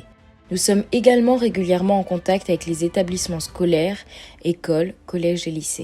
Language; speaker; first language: French; native; French